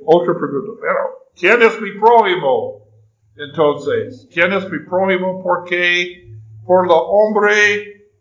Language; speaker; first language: Spanish; non-native, fluent; English